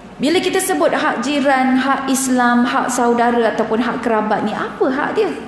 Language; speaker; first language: Malay; native; Malay